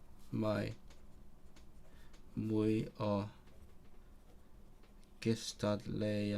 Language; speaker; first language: Welsh; non-native, learner; Cantonese